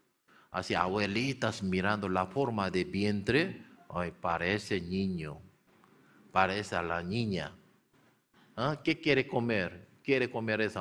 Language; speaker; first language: Spanish; non-native, learner; Korean